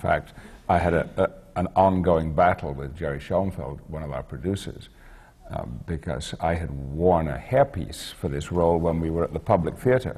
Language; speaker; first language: English; native; English